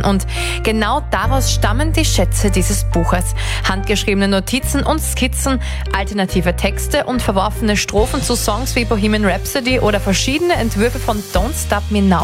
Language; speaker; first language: German; native; German